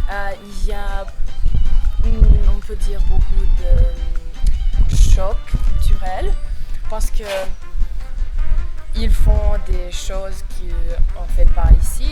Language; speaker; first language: French; non-native, fluent; Serbian